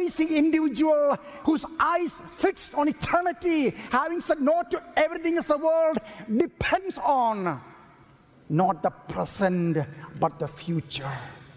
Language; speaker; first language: English; non-native, local second language; Malayalam